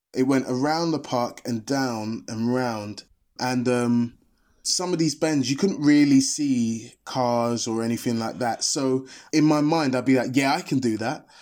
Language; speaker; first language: English; native; English